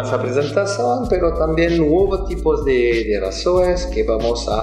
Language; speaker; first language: Spanish; non-native, fluent; French